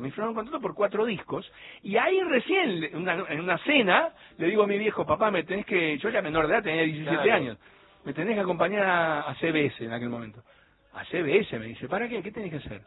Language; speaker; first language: Spanish; native; Spanish